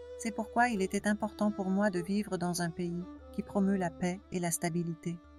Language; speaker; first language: French; non-native, fluent; Arabic